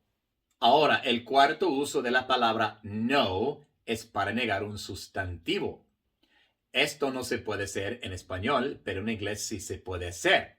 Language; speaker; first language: Spanish; non-native, fluent; English